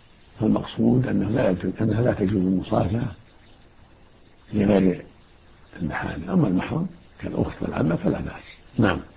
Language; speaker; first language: Arabic; native; Arabic